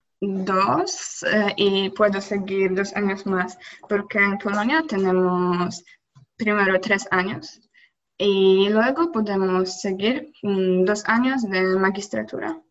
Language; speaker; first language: Spanish; non-native, learner; Polish